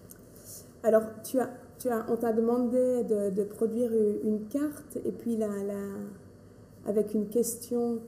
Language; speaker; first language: French; native; French